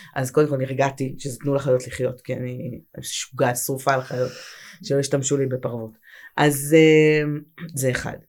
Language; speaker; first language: Hebrew; native; Hebrew